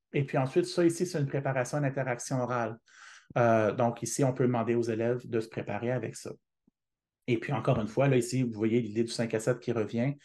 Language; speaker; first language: French; native; French